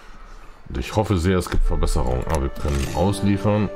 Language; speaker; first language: German; native; German